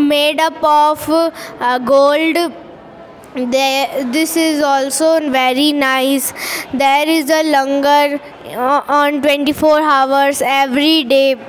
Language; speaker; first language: English; non-native, learner; Hindi